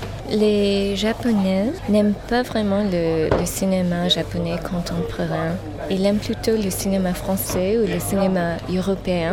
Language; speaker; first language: French; non-native, fluent; English